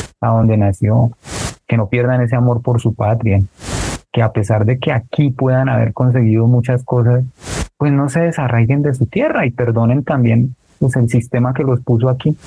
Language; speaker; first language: Spanish; native; Spanish